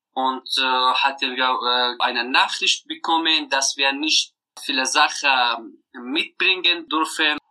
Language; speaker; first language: German; non-native, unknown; Persian